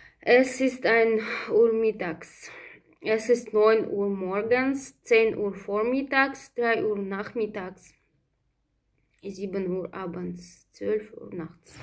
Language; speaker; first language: German; non-native, fluent; Russian